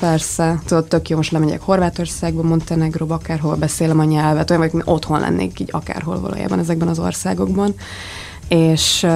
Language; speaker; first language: Hungarian; early bilingual, other home language; Serbian